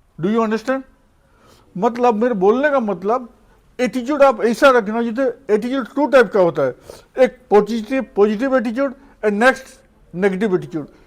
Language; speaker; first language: Hindi; non-native, local second language; Odia